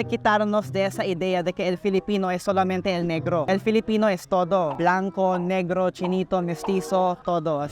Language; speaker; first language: Spanish; non-native, fluent; Filipino